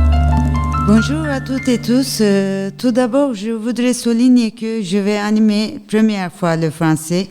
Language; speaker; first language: French; non-native, learner; Turkish